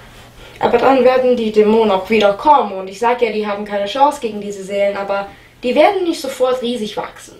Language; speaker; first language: German; non-native, fluent; English